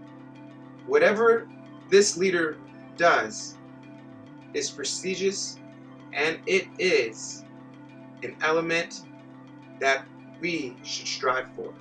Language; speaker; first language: English; native; English